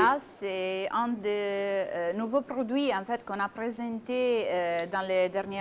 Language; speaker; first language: French; non-native, fluent; Italian